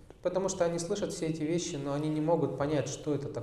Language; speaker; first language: Russian; native; Russian